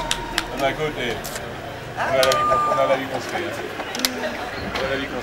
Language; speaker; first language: French; non-native, learner; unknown